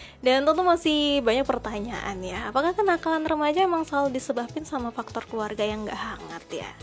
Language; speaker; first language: Indonesian; native; Indonesian